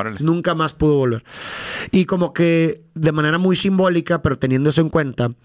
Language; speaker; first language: Spanish; native; Spanish